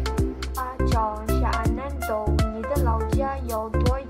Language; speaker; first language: Chinese; non-native, learner; Malay